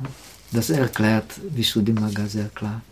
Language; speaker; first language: German; non-native, learner; Czech